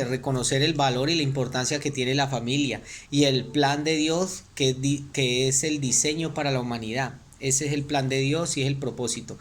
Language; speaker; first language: Spanish; native; Spanish